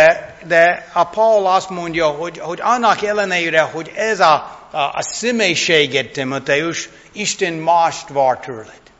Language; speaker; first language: Hungarian; non-native, fluent; English